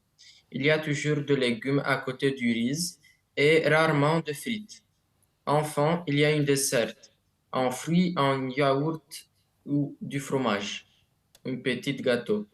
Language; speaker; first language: French; non-native, learner; Romanian